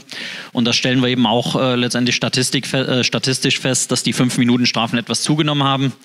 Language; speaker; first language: German; native; German